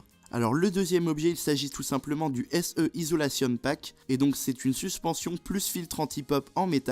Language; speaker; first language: French; native; French